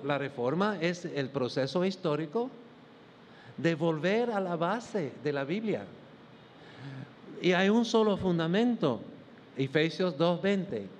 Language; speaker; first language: Spanish; non-native, fluent; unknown